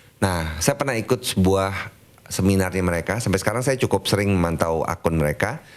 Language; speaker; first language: Indonesian; native; Indonesian